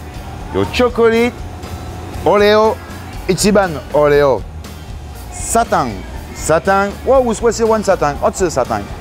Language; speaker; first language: Chinese; non-native, learner; French